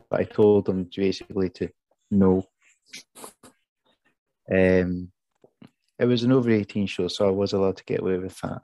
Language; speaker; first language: English; native; English